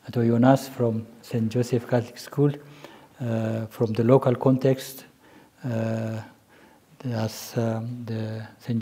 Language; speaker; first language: English; non-native, local second language; Amharic